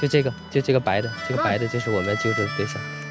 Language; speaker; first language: Chinese; native; Chinese